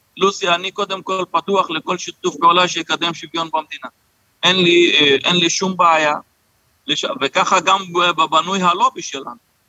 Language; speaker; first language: Hebrew; non-native, local second language; Arabic